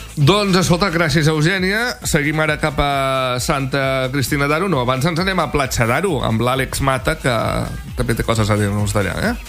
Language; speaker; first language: Catalan; native; Catalan